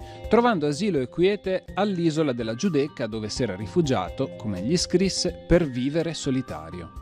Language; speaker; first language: Italian; native; Italian